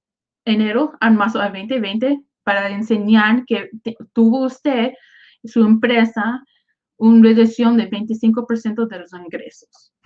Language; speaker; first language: Spanish; early bilingual, other home language; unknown